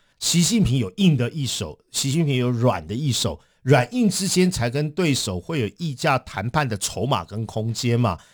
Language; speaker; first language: Chinese; native; Chinese